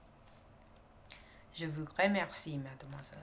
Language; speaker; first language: French; non-native, learner; English